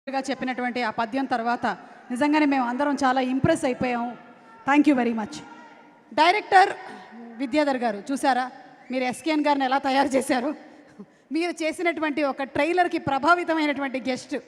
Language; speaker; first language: Telugu; native; Telugu